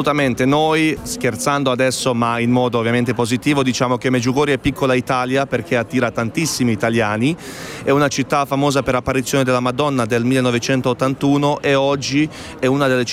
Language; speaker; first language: Italian; non-native, fluent; Bosnian